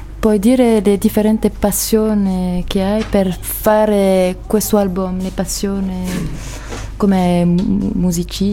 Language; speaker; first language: Italian; non-native, learner; French